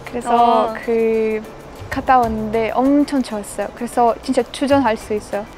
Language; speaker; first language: Korean; non-native, learner; Russian